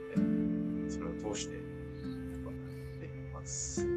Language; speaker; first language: Japanese; non-native, fluent; English